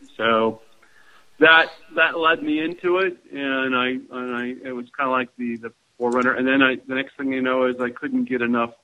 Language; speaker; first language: English; native; English